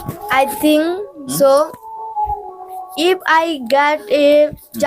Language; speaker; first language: English; non-native, learner; Odia